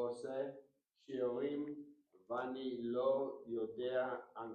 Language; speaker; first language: Hebrew; non-native, learner; English